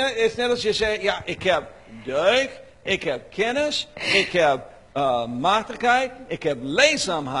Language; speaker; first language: Dutch; non-native, learner; English